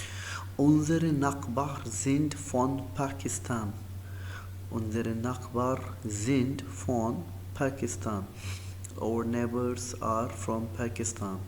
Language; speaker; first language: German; non-native, learner; Urdu